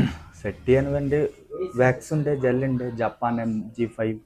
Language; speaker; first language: Malayalam; non-native, local second language; Punjabi